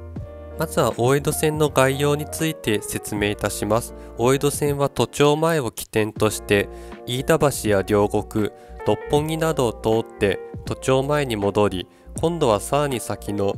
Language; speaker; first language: Japanese; native; Japanese